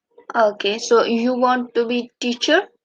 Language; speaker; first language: English; non-native, learner; Urdu